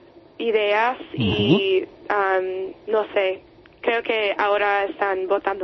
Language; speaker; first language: Spanish; non-native, fluent; English